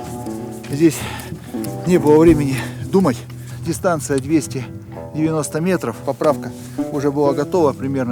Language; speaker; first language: Russian; native; Russian